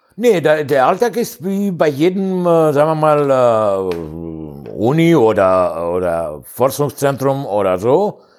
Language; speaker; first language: German; non-native, fluent; Greek